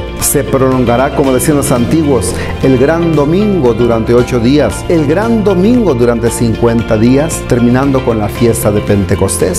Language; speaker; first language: Spanish; native; Spanish